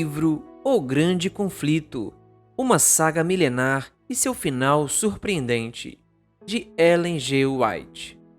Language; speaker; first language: Portuguese; native; Portuguese